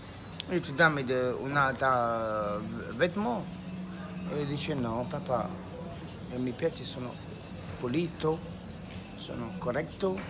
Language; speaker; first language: Italian; non-native, learner; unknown